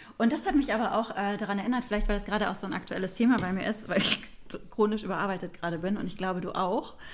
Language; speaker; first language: German; native; German